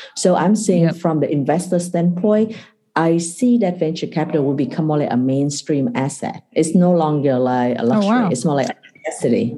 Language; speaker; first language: English; non-native, fluent; Vietnamese